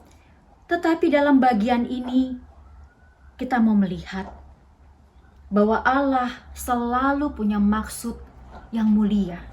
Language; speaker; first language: Indonesian; native; Indonesian